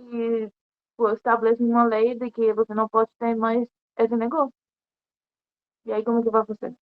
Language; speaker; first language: Portuguese; non-native, learner; Spanish